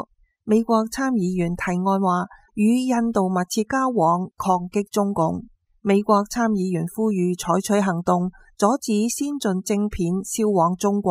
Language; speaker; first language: Chinese; non-native, local second language; Cantonese